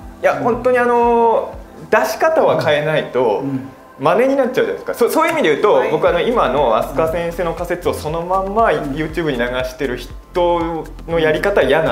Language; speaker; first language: Japanese; native; Japanese